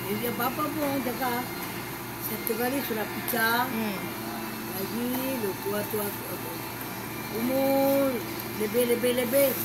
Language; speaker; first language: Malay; non-native, local second language; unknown